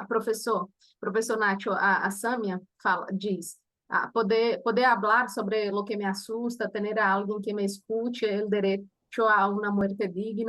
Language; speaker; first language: Spanish; non-native, learner; Portuguese